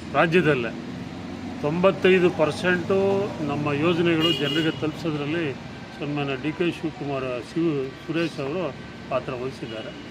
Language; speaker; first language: Kannada; native; Kannada